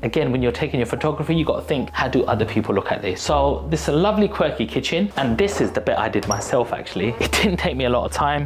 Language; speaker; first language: English; native; English